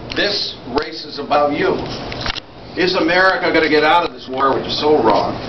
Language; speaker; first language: English; early bilingual, other home language; Spanish